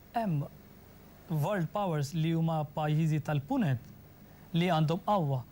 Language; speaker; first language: Maltese; non-native, fluent; Urdu